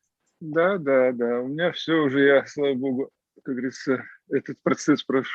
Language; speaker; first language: Russian; native; Russian